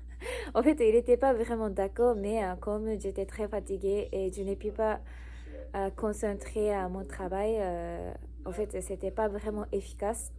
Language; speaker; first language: French; non-native, learner; Japanese